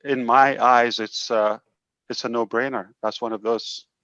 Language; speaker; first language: English; non-native, fluent; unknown